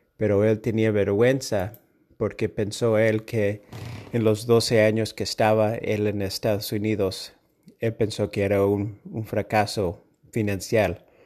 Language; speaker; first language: Spanish; non-native, learner; English